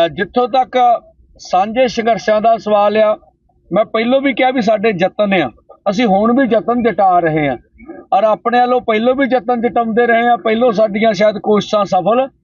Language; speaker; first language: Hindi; non-native, local second language; Punjabi